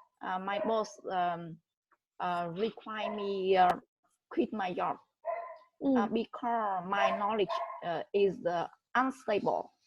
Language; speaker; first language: English; non-native, learner; Vietnamese